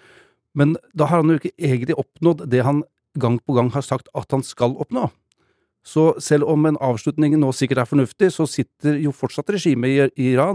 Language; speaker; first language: Norwegian; native; Norwegian